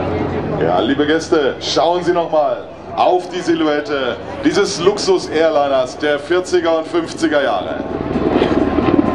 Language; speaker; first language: German; native; German